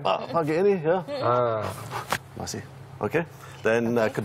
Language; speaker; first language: Indonesian; non-native, learner; English